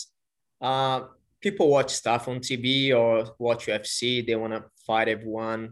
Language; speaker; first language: English; non-native, fluent; Portuguese